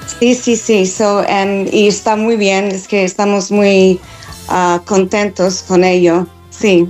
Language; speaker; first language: Spanish; non-native, fluent; English